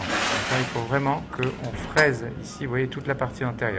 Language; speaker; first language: French; native; French